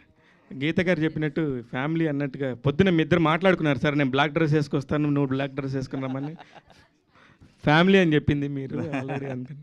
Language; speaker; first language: Telugu; native; Telugu